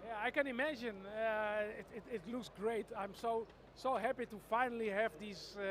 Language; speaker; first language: English; non-native, fluent; Dutch